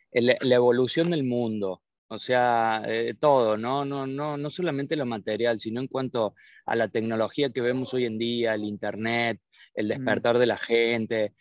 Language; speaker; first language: Spanish; native; Spanish